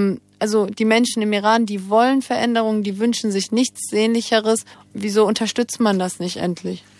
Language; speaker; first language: German; early bilingual, other home language; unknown